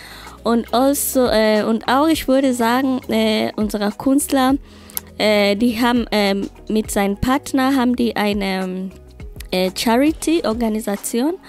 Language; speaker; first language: German; non-native, learner; Swahili